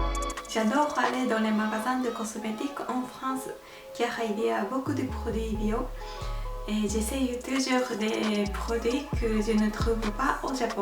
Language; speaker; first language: French; non-native, fluent; Japanese